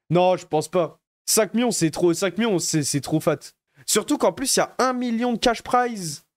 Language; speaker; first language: French; native; French